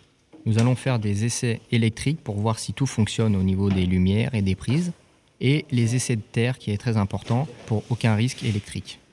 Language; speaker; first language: French; native; French